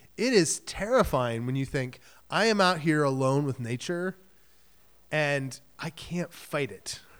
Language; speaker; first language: English; native; English